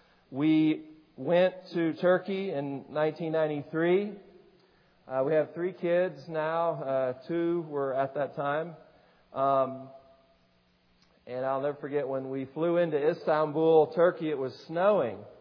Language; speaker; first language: English; native; English